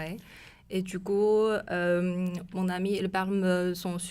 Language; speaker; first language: French; non-native, learner; Chinese